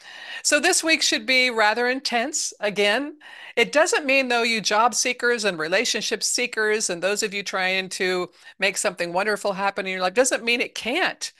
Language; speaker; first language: English; native; English